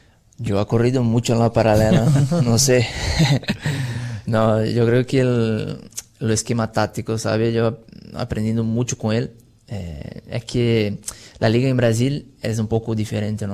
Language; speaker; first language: Spanish; non-native, fluent; Portuguese